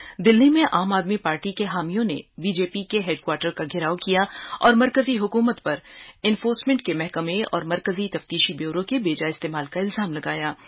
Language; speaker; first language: Urdu; native; Urdu